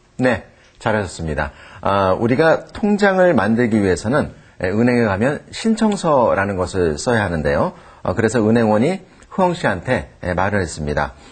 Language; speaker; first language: Korean; native; Korean